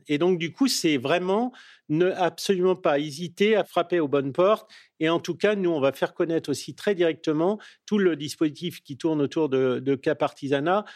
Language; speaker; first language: French; native; French